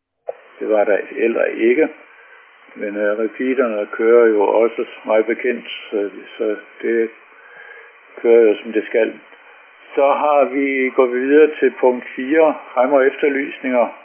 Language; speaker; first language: Danish; native; Danish